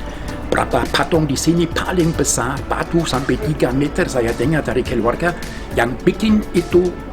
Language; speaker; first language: Indonesian; non-native, fluent; German